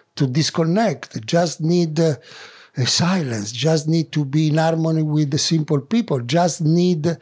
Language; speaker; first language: English; non-native, learner; Italian